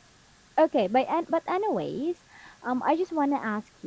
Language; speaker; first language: English; non-native, fluent; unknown